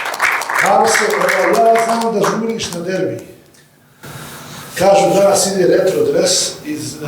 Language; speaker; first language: Bosnian; native; Bosnian